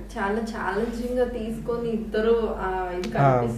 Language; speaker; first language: Telugu; native; Telugu